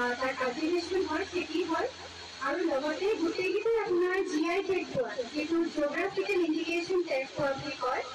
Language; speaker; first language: Assamese; native; Assamese